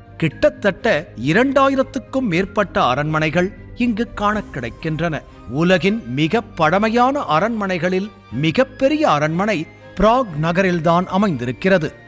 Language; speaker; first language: Tamil; native; Tamil